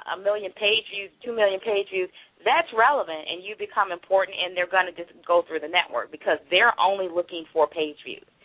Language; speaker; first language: English; native; English